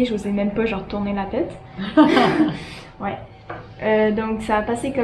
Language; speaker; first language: French; native; French